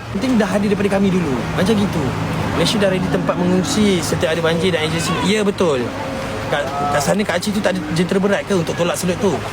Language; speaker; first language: Malay; native; Malay